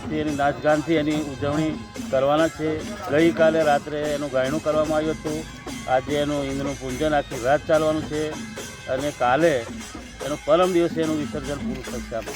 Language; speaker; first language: Gujarati; non-native, local second language; Rathawi